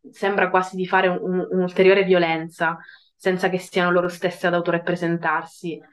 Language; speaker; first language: Italian; native; Italian